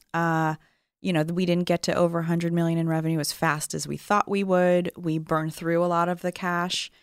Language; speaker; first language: English; native; English